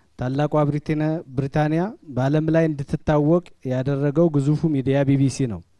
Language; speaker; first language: Amharic; native; Amharic